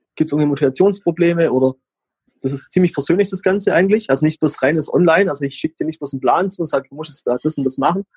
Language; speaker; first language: German; native; German